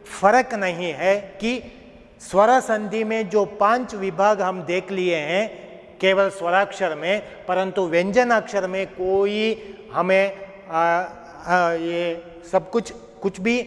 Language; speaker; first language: Hindi; non-native, local second language; Kannada